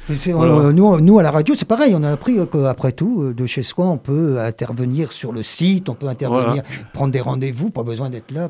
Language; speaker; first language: French; native; French